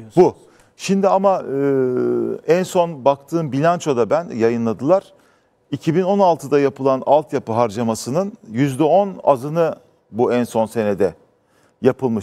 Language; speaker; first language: Turkish; native; Turkish